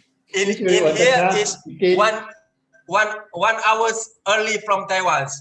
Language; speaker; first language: English; non-native, learner; Indonesian